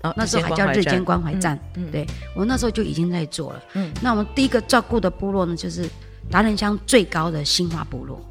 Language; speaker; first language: Chinese; native; Chinese